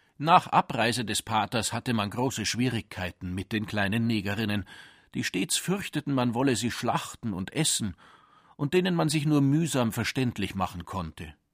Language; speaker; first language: German; native; German